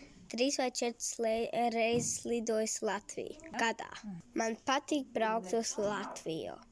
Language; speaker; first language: Latvian; early bilingual, heritage; Latvian